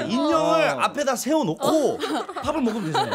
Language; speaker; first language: Korean; native; Korean